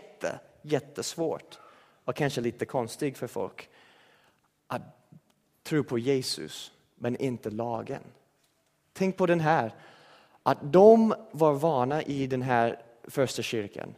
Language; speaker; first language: Swedish; non-native, fluent; English